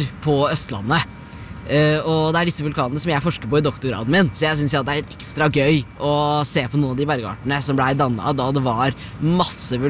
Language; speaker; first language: Norwegian; native; Norwegian